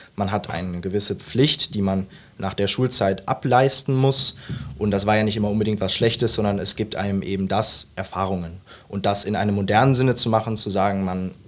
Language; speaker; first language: German; native; German